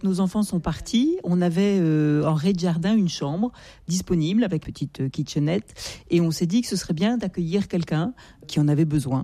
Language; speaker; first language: French; native; French